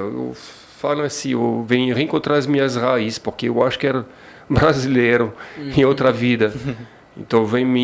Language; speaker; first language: Portuguese; non-native, fluent; French